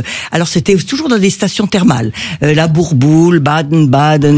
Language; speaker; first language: French; native; French